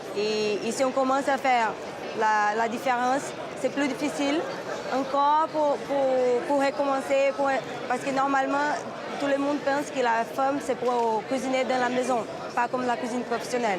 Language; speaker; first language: French; non-native, fluent; Portuguese